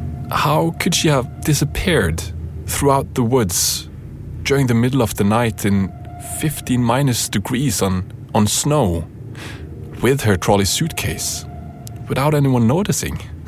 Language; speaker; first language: English; non-native, fluent; Norwegian